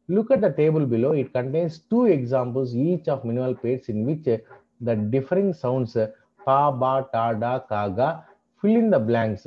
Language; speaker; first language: English; non-native, local second language; Telugu